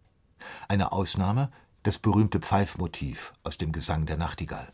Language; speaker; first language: German; native; German